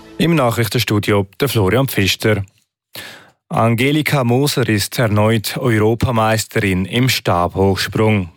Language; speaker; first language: German; native; German